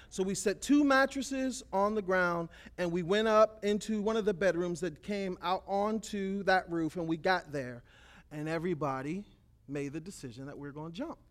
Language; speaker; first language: English; native; English